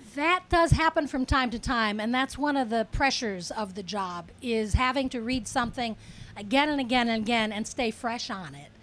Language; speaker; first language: English; native; English